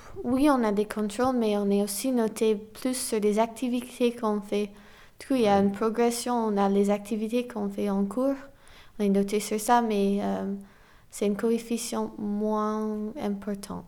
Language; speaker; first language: French; non-native, fluent; English